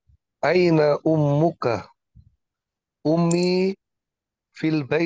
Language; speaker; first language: Arabic; non-native, learner; Indonesian